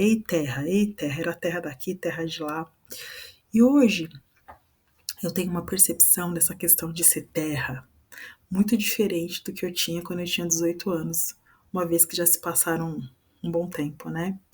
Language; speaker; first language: Portuguese; native; Portuguese